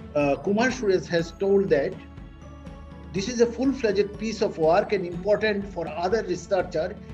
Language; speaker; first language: English; non-native, local second language; Bangla